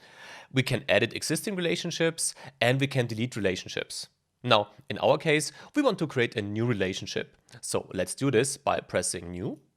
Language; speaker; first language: English; non-native, fluent; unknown